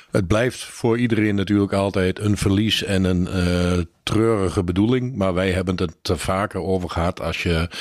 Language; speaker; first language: Dutch; native; Dutch